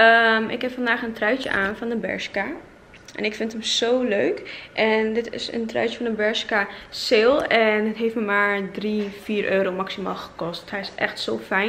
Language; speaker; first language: Dutch; native; Dutch